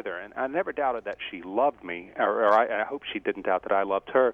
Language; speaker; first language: English; native; English